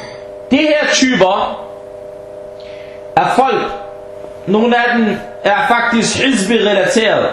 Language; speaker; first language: Danish; early bilingual, heritage; Danish